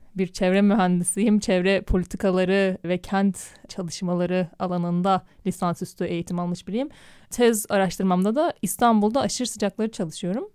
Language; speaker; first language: Turkish; native; Turkish